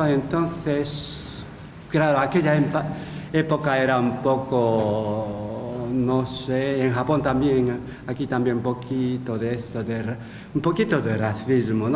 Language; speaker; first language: Spanish; non-native, fluent; Japanese